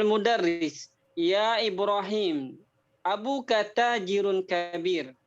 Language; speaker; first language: Arabic; non-native, fluent; Indonesian